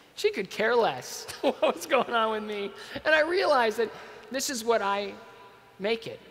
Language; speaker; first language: English; native; English